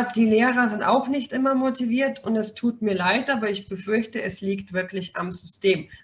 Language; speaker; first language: German; non-native, fluent; Russian